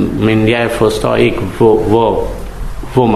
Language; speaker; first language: Danish; non-native, learner; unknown